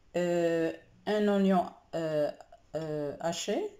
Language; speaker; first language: French; non-native, local second language; Arabic